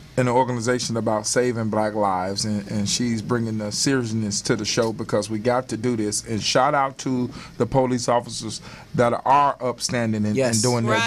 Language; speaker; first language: English; native; English